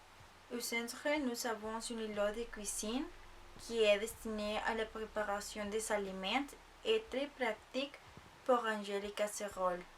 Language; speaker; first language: French; non-native, learner; Spanish